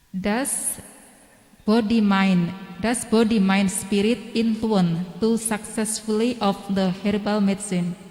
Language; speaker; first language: English; non-native, learner; Indonesian